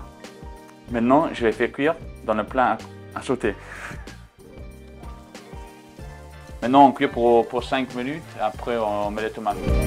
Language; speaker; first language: French; non-native, learner; English